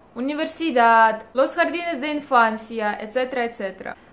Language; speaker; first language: Spanish; non-native, fluent; Russian